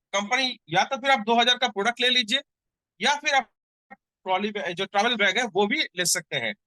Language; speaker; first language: Hindi; non-native, local second language; Bangla